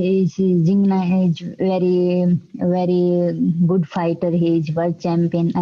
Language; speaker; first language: English; non-native, learner; Hindi